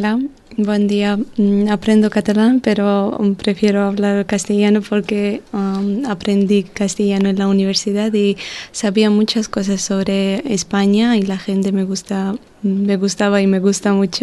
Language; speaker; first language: Spanish; non-native, learner; Georgian